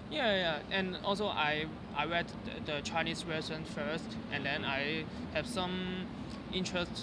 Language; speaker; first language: English; non-native, learner; Cantonese